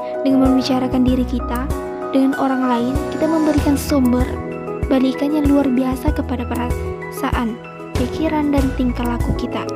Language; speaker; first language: Indonesian; native; Indonesian